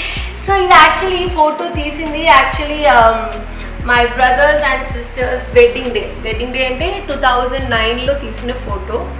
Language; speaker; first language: Telugu; non-native, learner; Malayalam